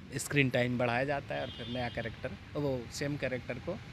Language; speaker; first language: Hindi; native; Hindi